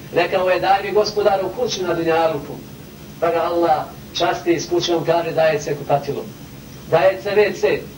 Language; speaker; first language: Bosnian; native; Bosnian